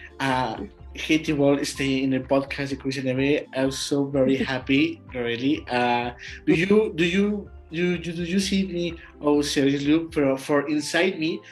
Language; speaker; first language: English; non-native, learner; Spanish